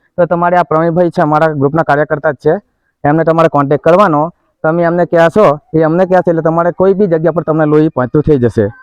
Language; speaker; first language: Gujarati; non-native, local second language; Bhili